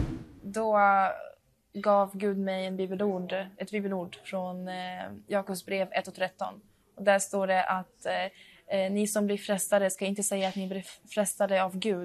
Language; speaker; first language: Swedish; early bilingual, other home language; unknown